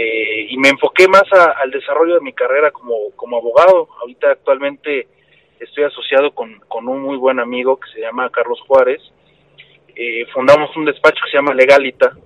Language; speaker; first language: Spanish; native; Spanish